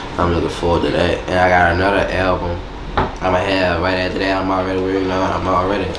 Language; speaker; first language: English; native; English